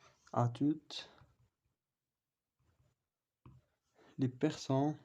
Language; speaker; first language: French; non-native, local second language; Arabic